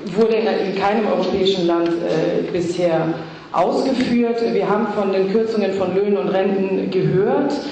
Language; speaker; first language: German; non-native, fluent; Greek